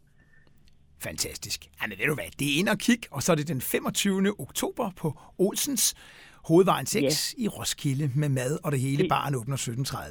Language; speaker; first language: Danish; native; Danish